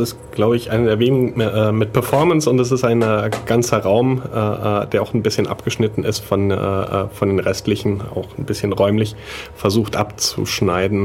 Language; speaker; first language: German; native; German